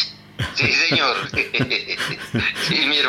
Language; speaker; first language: Spanish; non-native, local second language; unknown